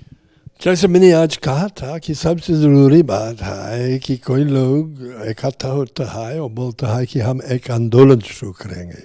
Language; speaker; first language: Hindi; non-native, fluent; English